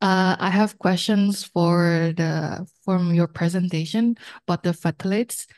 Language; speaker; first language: English; non-native, fluent; Indonesian